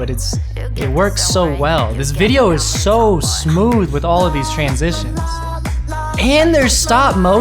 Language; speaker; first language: English; native; English